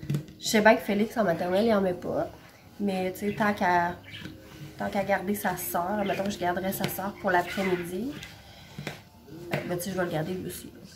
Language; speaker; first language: French; native; French